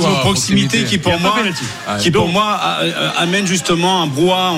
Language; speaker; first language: French; native; French